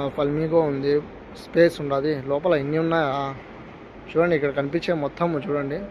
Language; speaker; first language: Telugu; non-native, local second language; Urdu